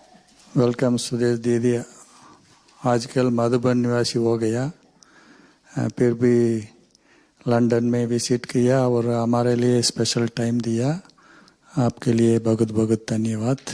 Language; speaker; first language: Hindi; non-native, learner; Tamil